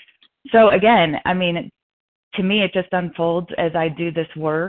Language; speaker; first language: English; native; English